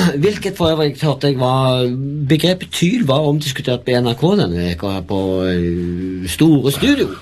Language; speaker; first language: Norwegian; native; Norwegian